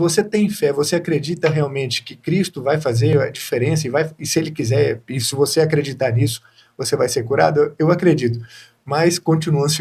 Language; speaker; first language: Portuguese; native; Portuguese